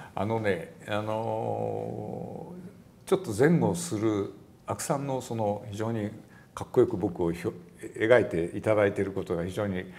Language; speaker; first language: Japanese; native; Japanese